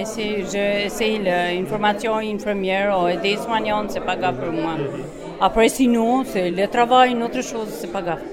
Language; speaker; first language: French; non-native, learner; Albanian